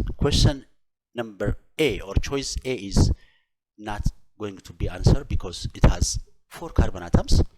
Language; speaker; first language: English; non-native, local second language; Amharic